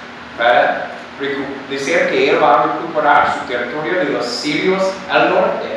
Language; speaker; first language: Spanish; non-native, fluent; English